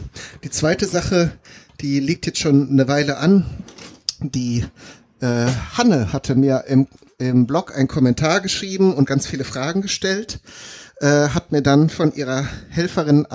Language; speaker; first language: German; native; German